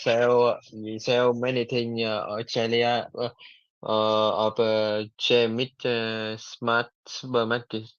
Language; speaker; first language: English; non-native, learner; Vietnamese